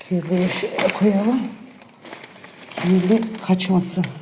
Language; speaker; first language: Turkish; native; Turkish